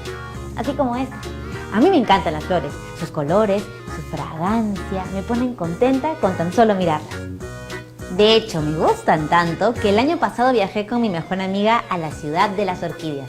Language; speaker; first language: Spanish; native; Spanish